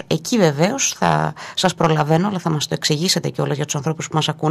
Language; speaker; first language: Greek; native; Greek